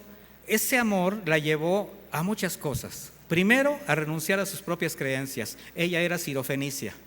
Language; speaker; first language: Spanish; native; Spanish